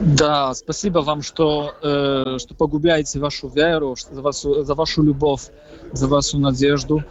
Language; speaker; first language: Russian; non-native, fluent; Polish